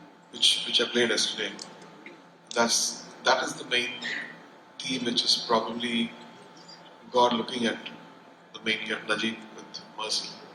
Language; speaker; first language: English; non-native, local second language; Tamil